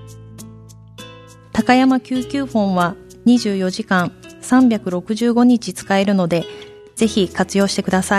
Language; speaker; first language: Japanese; native; Japanese